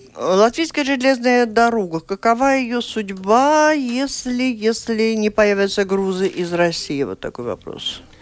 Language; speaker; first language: Russian; native; Russian